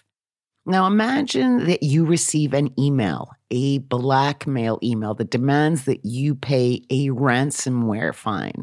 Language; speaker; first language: English; native; English